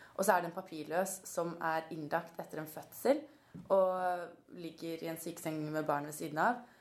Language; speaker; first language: Norwegian; native; Norwegian